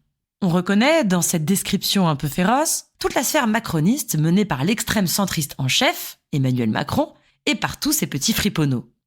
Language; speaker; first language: French; native; French